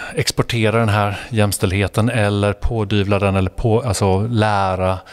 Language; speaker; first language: Swedish; non-native, fluent; Spanish